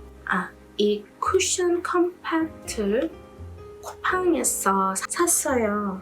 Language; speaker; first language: Korean; non-native, learner; English